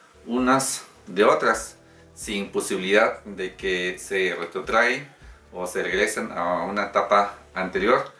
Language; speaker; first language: Spanish; native; Spanish